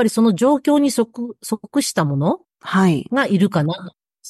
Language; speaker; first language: Japanese; native; Japanese